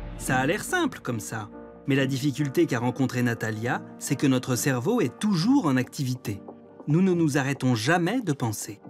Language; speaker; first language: French; native; French